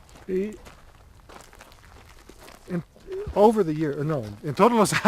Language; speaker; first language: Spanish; non-native, learner; English